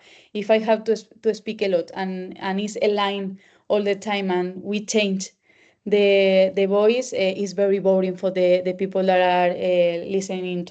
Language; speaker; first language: English; non-native, learner; Spanish